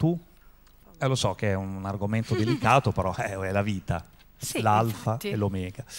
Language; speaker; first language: Italian; native; Italian